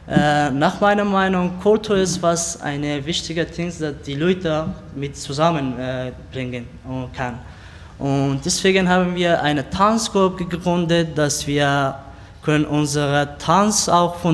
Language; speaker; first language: German; non-native, learner; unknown